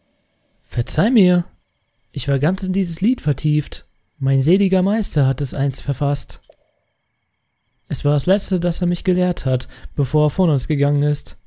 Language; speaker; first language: German; native; German